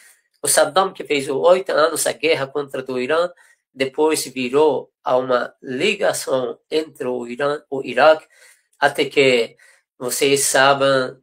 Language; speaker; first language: Portuguese; non-native, fluent; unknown